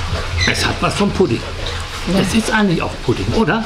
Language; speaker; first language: German; native; German